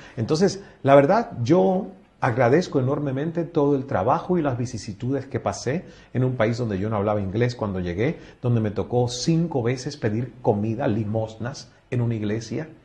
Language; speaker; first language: Spanish; native; Spanish